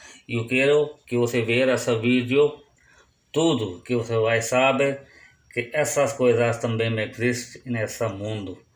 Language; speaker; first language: Portuguese; non-native, learner; Hindi